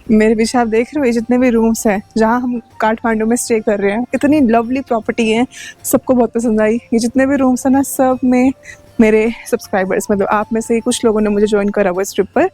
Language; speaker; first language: Hindi; native; Hindi